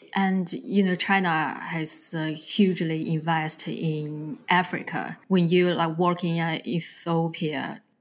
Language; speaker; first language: English; non-native, fluent; Chinese